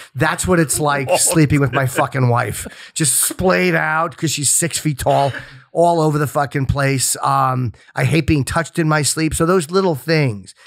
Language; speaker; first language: English; native; English